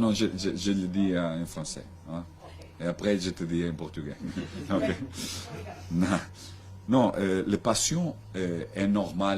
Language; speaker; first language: French; non-native, learner; Portuguese